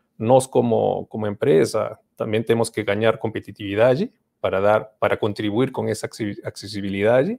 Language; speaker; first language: Spanish; native; Spanish